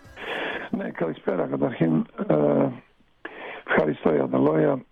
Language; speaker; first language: Greek; non-native, fluent; Serbian